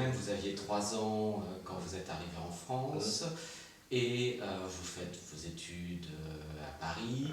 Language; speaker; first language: French; native; French